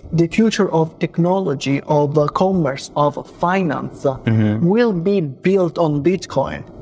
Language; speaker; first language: English; non-native, fluent; Italian